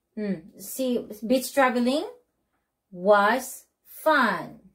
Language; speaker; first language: English; non-native, local second language; Filipino